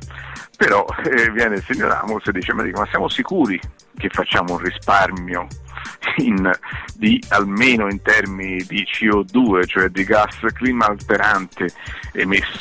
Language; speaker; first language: Italian; native; Italian